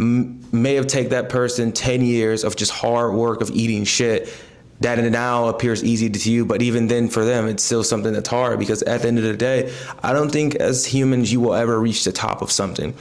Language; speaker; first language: English; native; English